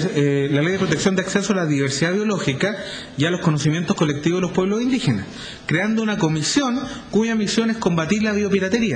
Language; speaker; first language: Spanish; native; Spanish